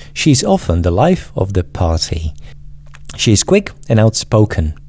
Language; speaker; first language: English; non-native, fluent; Slovak